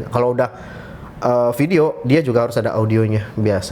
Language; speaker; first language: Indonesian; native; Indonesian